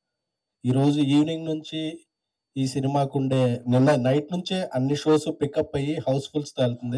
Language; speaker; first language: Telugu; native; Telugu